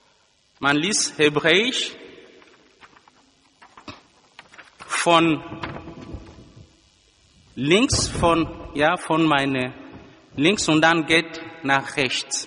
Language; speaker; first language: German; non-native, fluent; Lingala